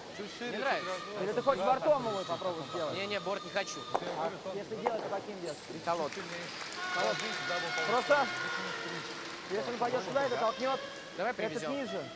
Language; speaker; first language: Russian; native; Russian